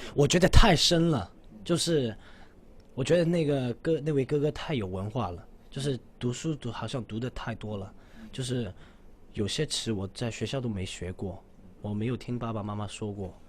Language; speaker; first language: Chinese; non-native, local second language; Cantonese